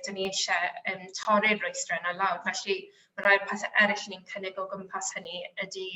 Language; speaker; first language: Welsh; native; Welsh